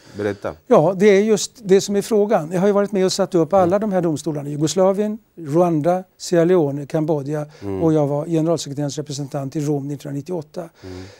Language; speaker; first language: Swedish; native; Swedish